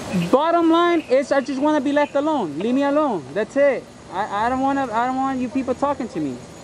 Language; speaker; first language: English; early bilingual, other home language; Spanish